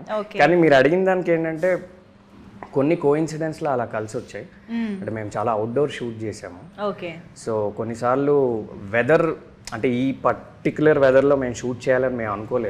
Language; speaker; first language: Telugu; native; Telugu